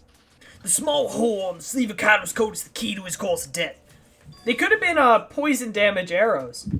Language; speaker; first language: English; native; English